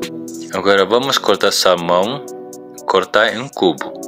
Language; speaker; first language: Portuguese; non-native, learner; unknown